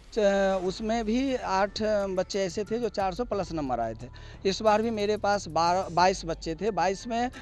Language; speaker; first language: Hindi; non-native, local second language; Maithili